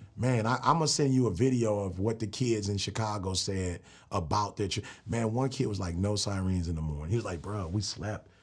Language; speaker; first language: English; native; English